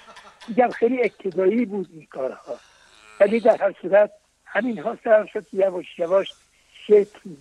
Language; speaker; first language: Persian; native; Persian